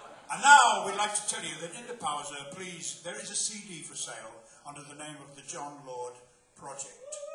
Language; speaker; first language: English; native; English